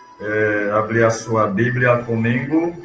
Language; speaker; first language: Portuguese; non-native, learner; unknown